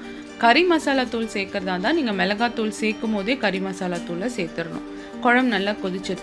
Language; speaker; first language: Tamil; native; Tamil